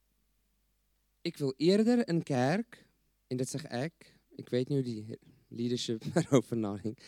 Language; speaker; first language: Dutch; non-native, fluent; English